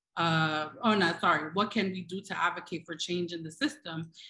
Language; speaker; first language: English; native; English